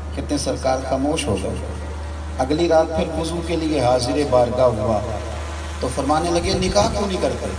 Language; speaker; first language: Urdu; non-native, local second language; Punjabi